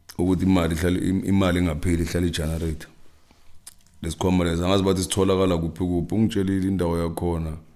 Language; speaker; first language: Zulu; non-native, local second language; Northern Sotho